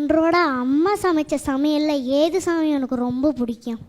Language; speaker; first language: Tamil; native; Tamil